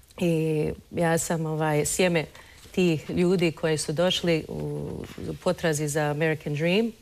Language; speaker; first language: Croatian; early bilingual, heritage; Croatian